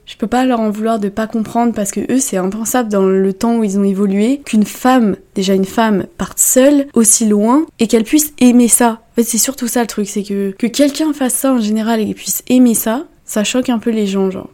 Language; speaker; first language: French; native; French